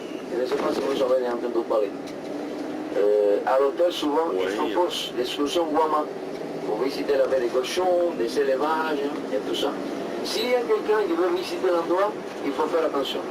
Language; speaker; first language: French; non-native, fluent; Spanish